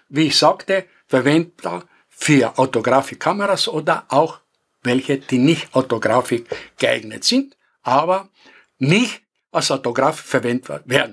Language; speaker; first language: German; non-native, fluent; Greek